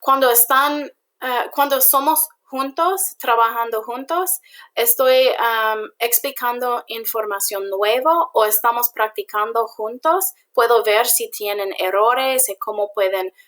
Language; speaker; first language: Spanish; non-native, learner; English